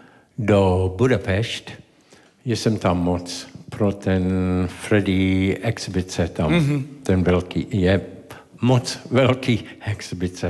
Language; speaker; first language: Czech; non-native, learner; English